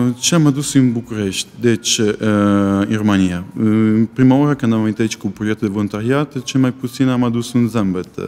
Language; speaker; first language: Romanian; non-native, fluent; Italian